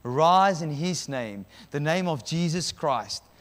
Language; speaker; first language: English; non-native, local second language; Afrikaans